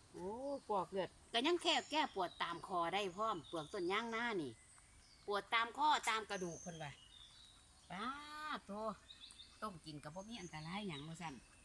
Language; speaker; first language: Thai; native; Thai